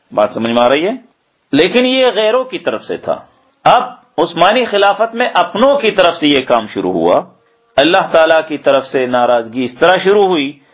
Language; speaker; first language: Urdu; native; Urdu